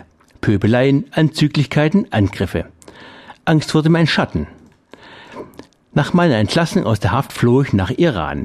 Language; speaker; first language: German; native; German